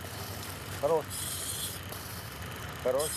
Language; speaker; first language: Russian; native; Russian